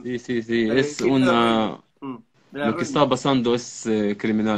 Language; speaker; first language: Spanish; non-native, learner; Arabic